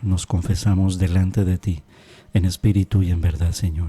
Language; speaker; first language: Spanish; native; Spanish